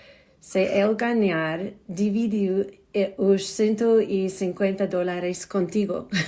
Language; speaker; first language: Portuguese; non-native, learner; English